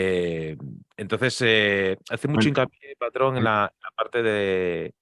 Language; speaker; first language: Spanish; native; Spanish